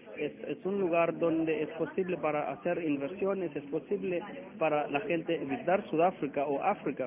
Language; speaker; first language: Spanish; non-native, learner; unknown